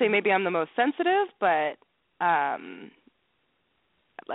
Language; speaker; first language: English; native; English